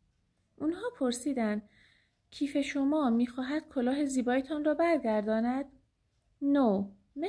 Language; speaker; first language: Persian; native; Persian